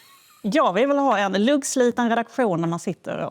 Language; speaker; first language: Swedish; native; Swedish